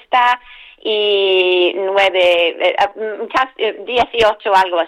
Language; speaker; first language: Spanish; non-native, fluent; English